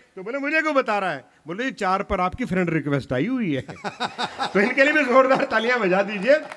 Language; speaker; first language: Hindi; non-native, local second language; Punjabi